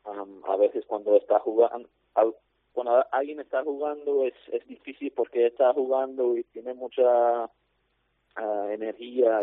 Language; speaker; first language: Spanish; non-native, fluent; English